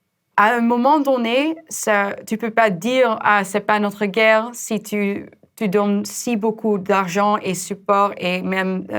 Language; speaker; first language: French; non-native, fluent; Dutch